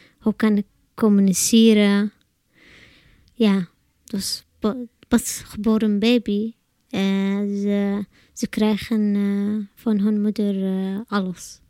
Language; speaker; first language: Dutch; non-native, learner; Arabic